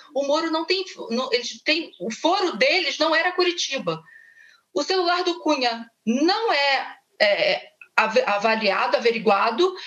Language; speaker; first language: Portuguese; native; Portuguese